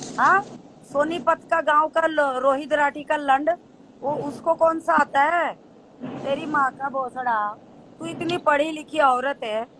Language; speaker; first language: Hindi; native; Hindi